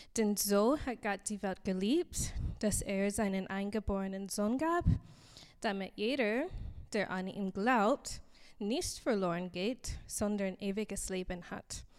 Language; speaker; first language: German; non-native, learner; English